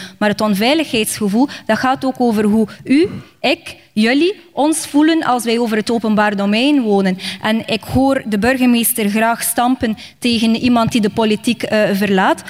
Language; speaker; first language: Dutch; native; Dutch